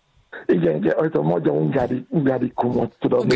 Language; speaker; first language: Hungarian; non-native, learner; Yoruba